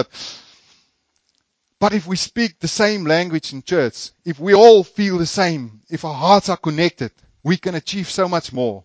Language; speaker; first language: English; non-native, local second language; Afrikaans